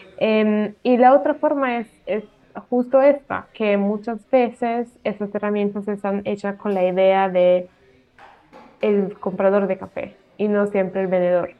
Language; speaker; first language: Spanish; non-native, fluent; Italian